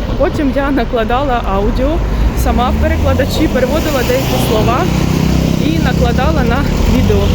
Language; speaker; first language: Ukrainian; non-native, local second language; Russian